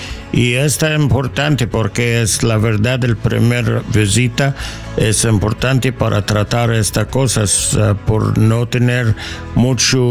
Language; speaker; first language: Spanish; non-native, learner; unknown